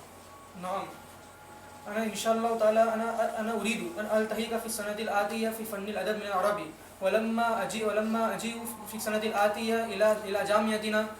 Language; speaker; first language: Arabic; non-native, learner; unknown